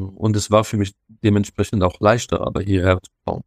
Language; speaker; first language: German; non-native, fluent; Hebrew